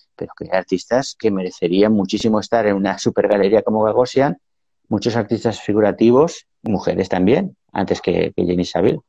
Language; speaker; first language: Spanish; native; Spanish